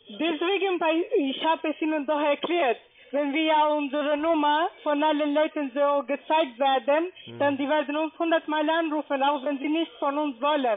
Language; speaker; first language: German; non-native, learner; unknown